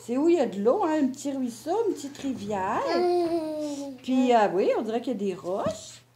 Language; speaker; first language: French; native; French